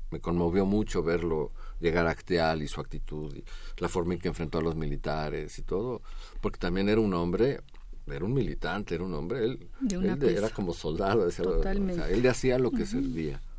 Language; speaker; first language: Spanish; native; Spanish